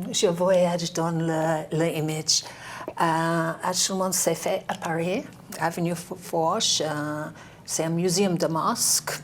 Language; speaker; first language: French; non-native, learner; English